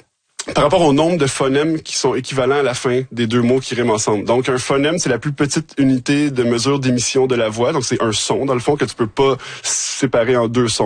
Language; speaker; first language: French; native; French